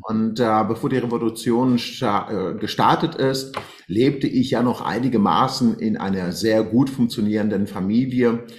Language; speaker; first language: German; non-native, fluent; Persian